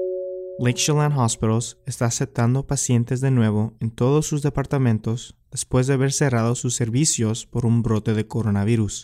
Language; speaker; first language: Spanish; native; Spanish